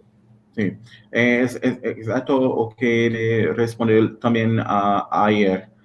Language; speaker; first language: Spanish; non-native, learner; Portuguese